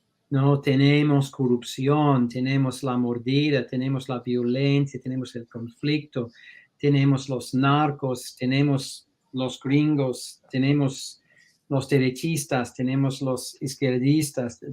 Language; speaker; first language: Spanish; non-native, fluent; English